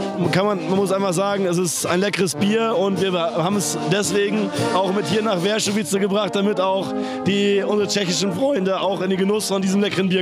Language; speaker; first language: German; native; German